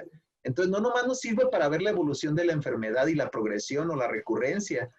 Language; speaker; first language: Spanish; native; Spanish